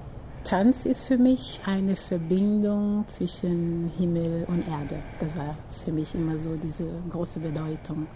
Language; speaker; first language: German; non-native, fluent; Portuguese